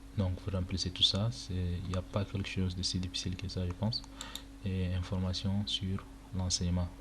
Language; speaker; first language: French; non-native, local second language; Arabic